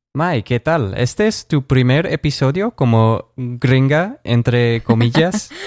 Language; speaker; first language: Spanish; non-native, fluent; English